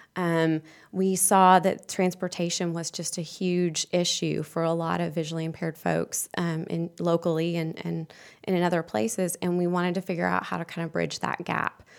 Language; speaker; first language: English; native; English